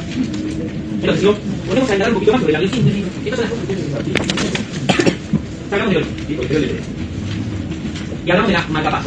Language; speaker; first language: Spanish; native; Spanish